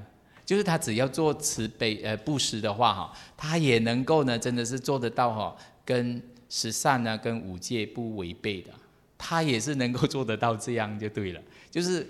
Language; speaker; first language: Chinese; native; Chinese